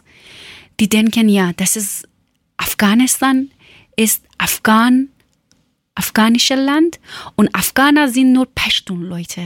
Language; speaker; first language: German; non-native, learner; Persian